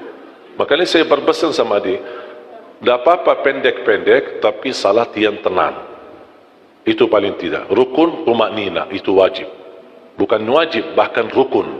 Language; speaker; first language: Indonesian; non-native, fluent; Arabic